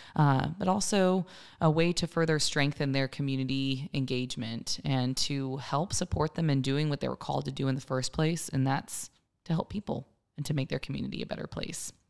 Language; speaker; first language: English; native; English